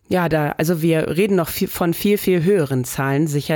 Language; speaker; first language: German; native; German